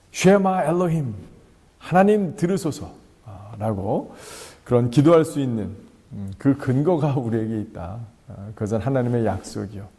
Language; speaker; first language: Korean; native; Korean